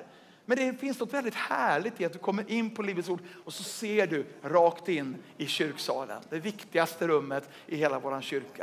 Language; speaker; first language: Swedish; native; Swedish